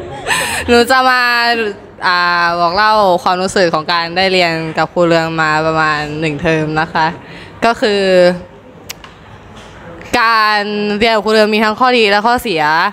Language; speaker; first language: Thai; native; Thai